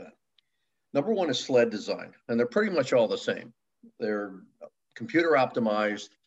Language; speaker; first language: English; native; English